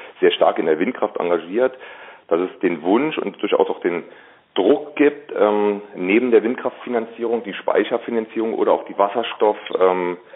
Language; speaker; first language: German; native; German